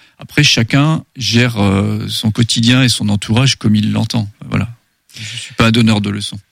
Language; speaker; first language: French; non-native, local second language; German